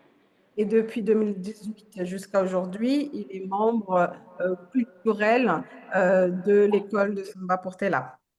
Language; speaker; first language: French; non-native, fluent; Portuguese